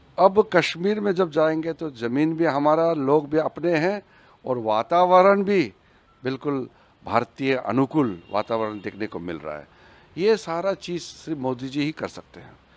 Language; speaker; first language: Hindi; non-native, local second language; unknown